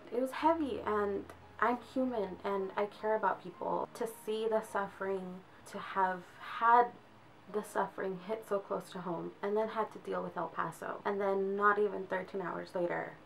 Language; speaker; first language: English; native; English